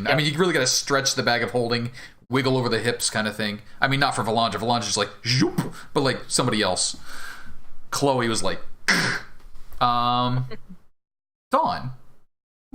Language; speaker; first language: English; native; English